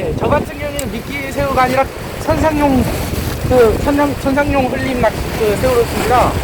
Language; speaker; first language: Korean; native; Korean